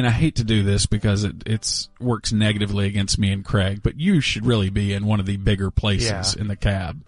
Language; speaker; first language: English; native; English